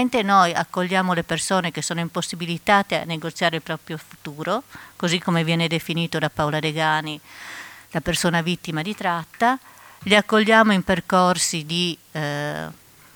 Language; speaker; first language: Italian; native; Italian